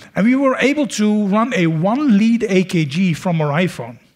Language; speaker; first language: English; non-native, fluent; Dutch